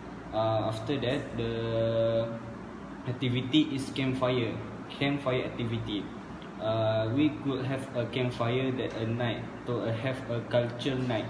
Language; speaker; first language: English; non-native, learner; Malay